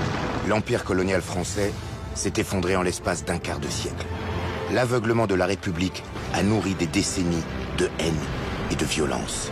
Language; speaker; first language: French; native; French